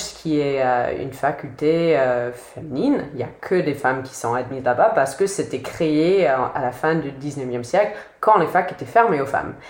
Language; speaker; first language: French; non-native, fluent; English